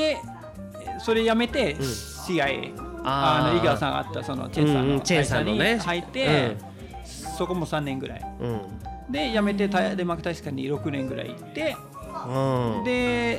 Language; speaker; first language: Japanese; non-native, fluent; Danish